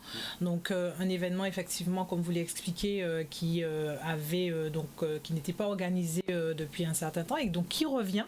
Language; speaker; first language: French; native; French